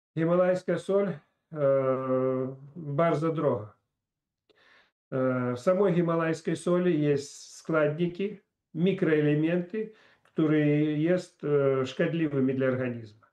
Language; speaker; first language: Polish; non-native, fluent; Russian